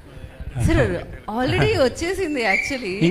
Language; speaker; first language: Telugu; native; Telugu